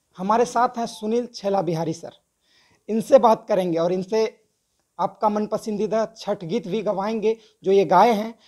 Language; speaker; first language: Hindi; native; Hindi